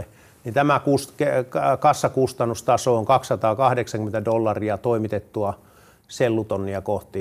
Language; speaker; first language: Finnish; native; Finnish